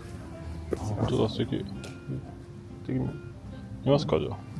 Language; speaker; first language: Japanese; non-native, learner; French